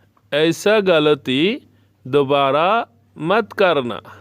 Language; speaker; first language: Hindi; non-native, learner; Bangla